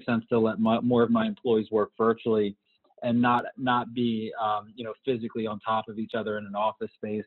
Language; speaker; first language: English; native; English